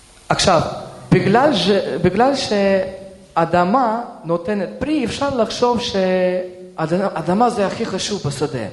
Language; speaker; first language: Hebrew; early bilingual, other home language; Russian